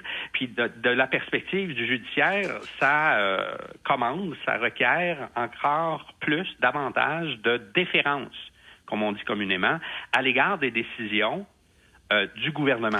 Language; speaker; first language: French; native; French